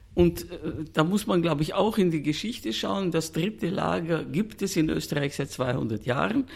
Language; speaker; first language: German; native; German